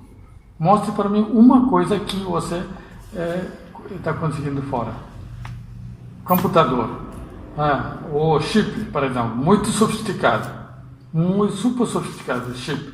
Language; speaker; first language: Portuguese; non-native, fluent; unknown